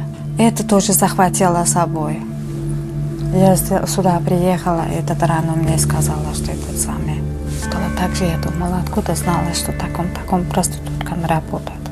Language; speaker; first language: Russian; non-native, learner; Uzbek